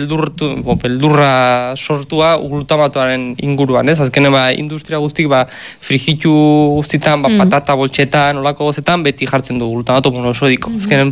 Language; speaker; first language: Basque; native; Basque